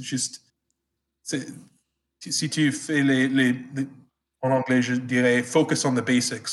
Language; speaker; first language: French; non-native, fluent; English